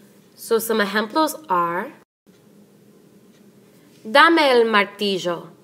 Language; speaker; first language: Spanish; non-native, fluent; English